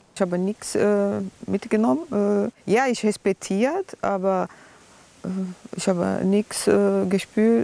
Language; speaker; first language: German; non-native, learner; Portuguese